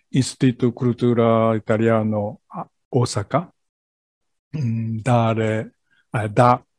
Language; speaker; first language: Italian; non-native, learner; Japanese